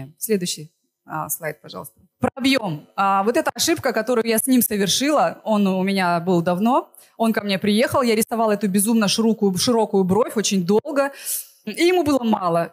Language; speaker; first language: Russian; native; Russian